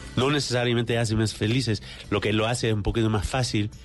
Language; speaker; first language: Spanish; non-native, fluent; English